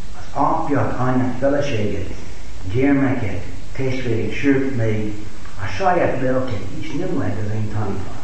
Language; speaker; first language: Hungarian; non-native, fluent; English